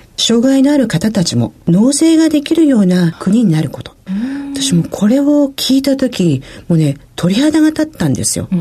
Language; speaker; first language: Japanese; native; Japanese